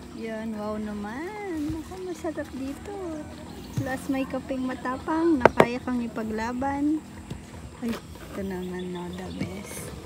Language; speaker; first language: Filipino; non-native, local second language; Pampanga